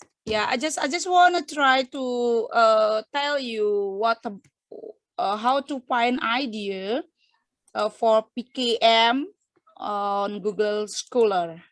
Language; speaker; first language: English; non-native, fluent; Indonesian